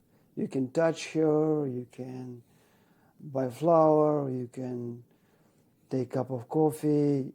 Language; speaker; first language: English; non-native, learner; Ukrainian